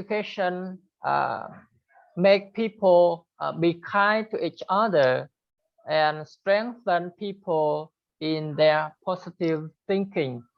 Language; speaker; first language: English; non-native, learner; Khmer